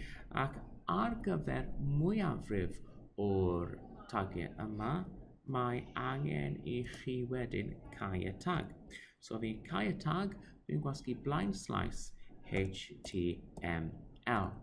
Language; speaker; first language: Welsh; non-native, local second language; English